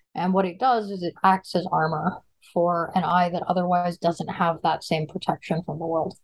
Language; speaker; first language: English; native; English